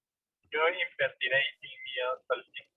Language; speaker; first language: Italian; non-native, learner; Spanish